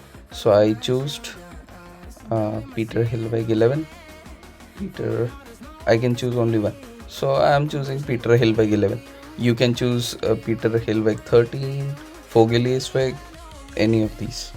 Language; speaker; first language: English; non-native, local second language; Hindi